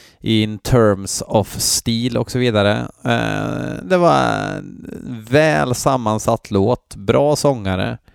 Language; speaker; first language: Swedish; native; Swedish